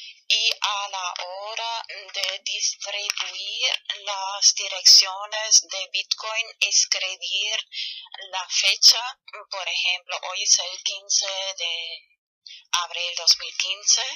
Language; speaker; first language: Spanish; non-native, fluent; German